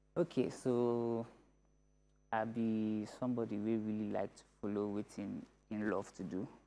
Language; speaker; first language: Nigerian Pidgin; native; Nigerian Pidgin